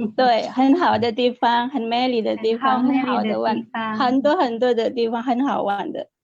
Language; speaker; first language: Chinese; non-native, learner; Indonesian